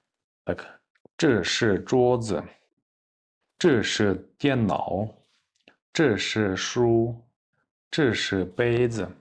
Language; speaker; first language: Chinese; non-native, fluent; Kyrgyz